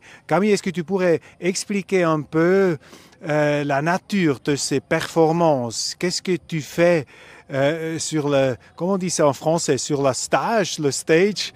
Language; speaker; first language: French; non-native, learner; German